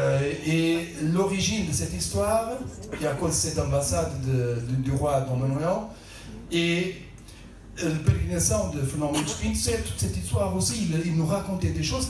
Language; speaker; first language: French; non-native, local second language; Portuguese